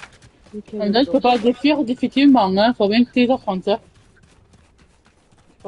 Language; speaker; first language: French; native; French